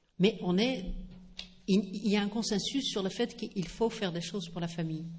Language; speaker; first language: French; non-native, fluent; Dutch